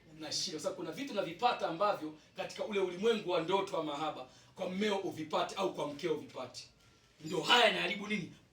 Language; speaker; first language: Swahili; native; Swahili